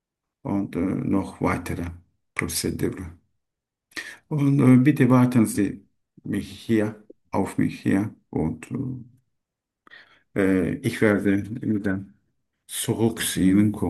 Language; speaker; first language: German; non-native, learner; Turkish